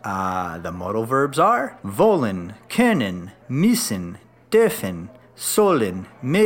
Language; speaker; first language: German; non-native, learner; English